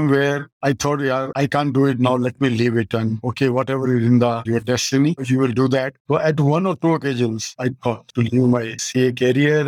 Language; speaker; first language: English; non-native, local second language; Marwari